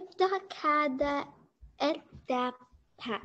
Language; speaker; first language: Spanish; non-native, learner; English